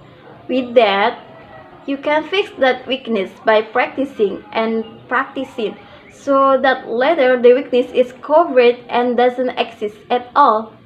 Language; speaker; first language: English; non-native, learner; Indonesian